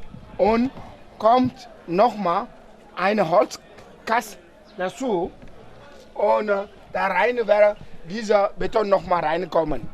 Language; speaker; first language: German; non-native, learner; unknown